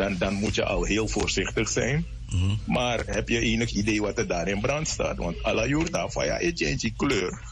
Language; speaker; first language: Dutch; native; Dutch